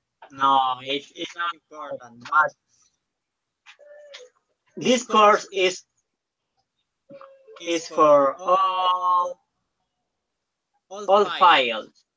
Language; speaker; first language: English; non-native, learner; Spanish